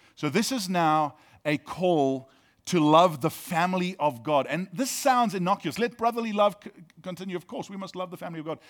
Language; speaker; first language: English; native; English